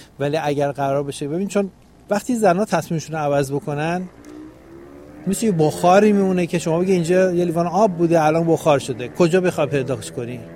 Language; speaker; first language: Persian; native; Persian